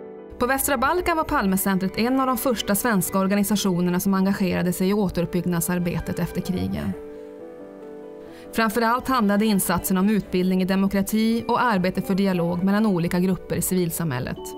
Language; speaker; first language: Swedish; native; Swedish